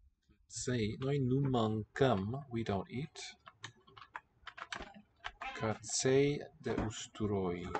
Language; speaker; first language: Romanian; non-native, learner; English